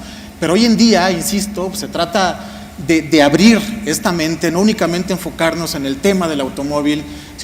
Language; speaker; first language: Spanish; native; Spanish